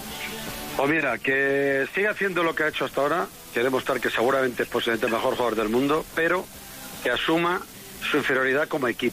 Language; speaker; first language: Spanish; native; Spanish